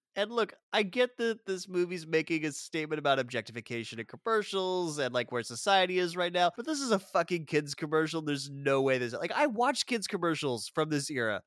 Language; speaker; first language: English; native; English